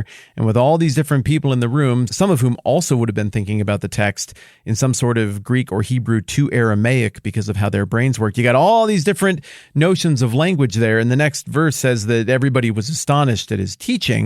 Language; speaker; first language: English; native; English